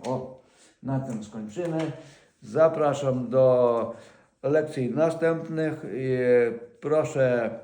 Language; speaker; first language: Polish; non-native, learner; Ukrainian